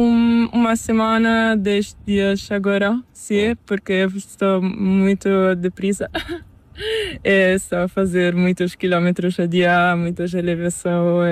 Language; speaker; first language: Spanish; non-native, learner; Italian